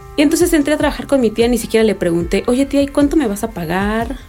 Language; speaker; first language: Spanish; native; Spanish